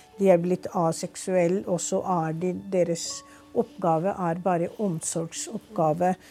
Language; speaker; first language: Norwegian; non-native, fluent; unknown